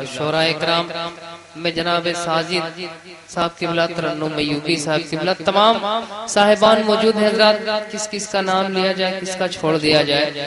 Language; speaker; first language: Urdu; native; Urdu